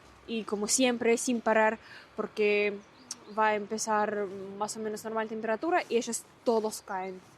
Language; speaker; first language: Spanish; non-native, learner; Russian